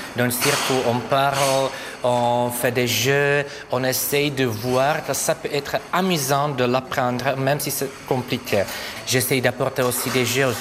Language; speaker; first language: French; non-native, fluent; Czech